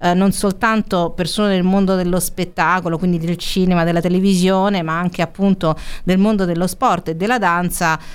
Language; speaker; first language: Italian; native; Italian